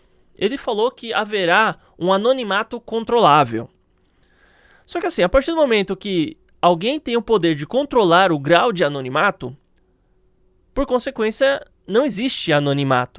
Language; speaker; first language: Portuguese; native; Portuguese